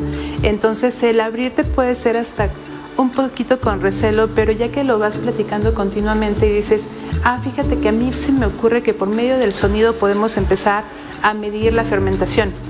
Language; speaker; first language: Spanish; native; Spanish